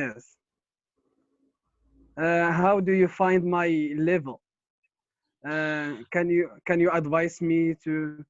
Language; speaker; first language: English; non-native, learner; Arabic